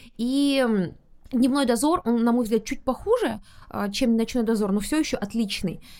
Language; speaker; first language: Russian; native; Russian